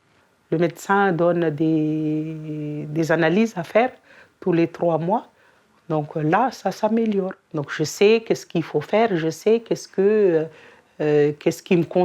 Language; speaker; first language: French; non-native, local second language; Malagasy